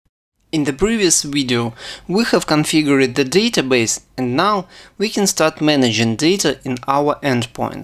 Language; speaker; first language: English; non-native, fluent; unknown